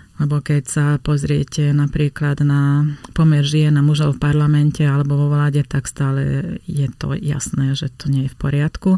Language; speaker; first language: Slovak; non-native, local second language; Hungarian